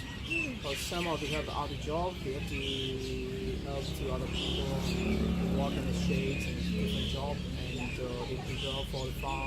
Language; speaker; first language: English; non-native, learner; Burmese